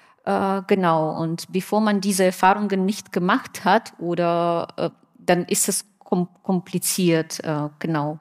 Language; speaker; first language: German; non-native, fluent; Russian